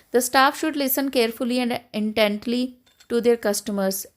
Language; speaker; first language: English; non-native, local second language; Punjabi